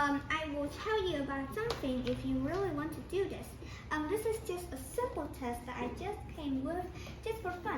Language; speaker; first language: English; non-native, fluent; Vietnamese